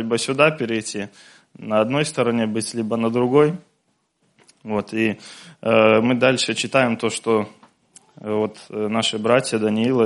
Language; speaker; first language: Russian; native; Russian